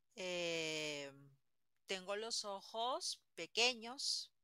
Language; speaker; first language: Spanish; native; Spanish